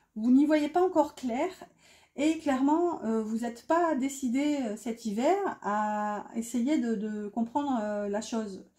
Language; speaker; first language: French; native; French